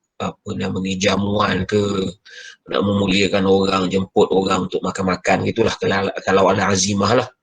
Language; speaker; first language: Malay; native; Malay